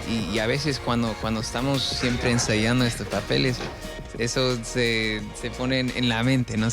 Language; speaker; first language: Spanish; early bilingual, heritage; Spanish